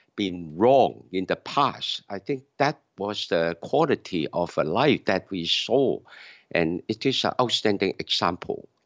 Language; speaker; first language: English; non-native, local second language; Cantonese